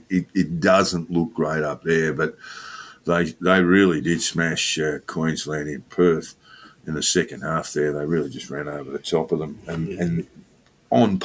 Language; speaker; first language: English; native; English